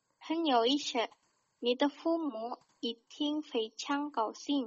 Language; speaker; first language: Chinese; non-native, learner; Indonesian